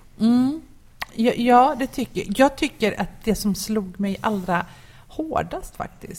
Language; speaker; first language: Swedish; native; Swedish